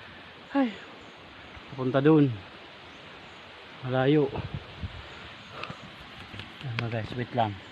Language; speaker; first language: Filipino; non-native, local second language; Bikol